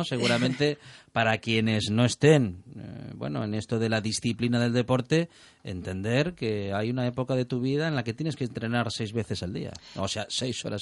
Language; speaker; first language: Spanish; native; Spanish